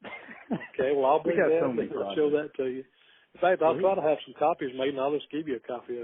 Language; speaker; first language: English; native; English